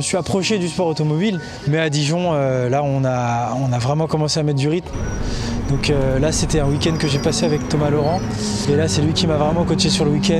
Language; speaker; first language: French; native; French